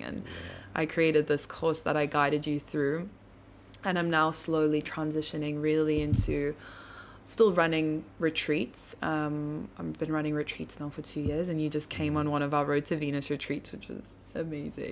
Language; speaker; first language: English; native; English